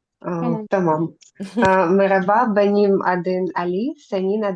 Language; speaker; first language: Turkish; non-native, learner; Ukrainian